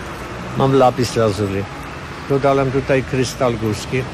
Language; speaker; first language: Polish; non-native, learner; Armenian